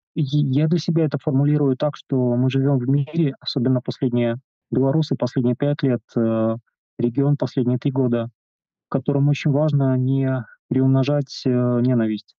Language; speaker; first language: Russian; native; Russian